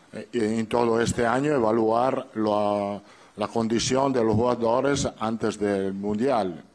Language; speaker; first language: Spanish; non-native, fluent; Italian